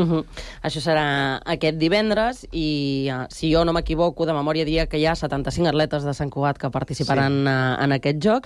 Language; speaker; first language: Catalan; native; Catalan